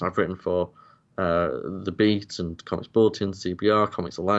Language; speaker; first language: English; native; English